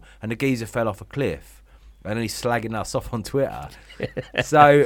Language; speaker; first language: English; native; English